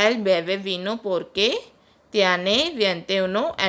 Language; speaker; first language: Spanish; non-native, learner; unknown